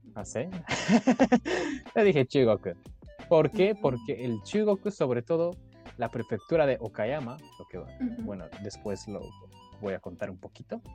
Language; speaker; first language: Spanish; non-native, fluent; Japanese